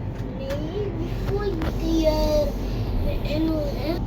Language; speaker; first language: Swedish; early bilingual, other home language; Bangla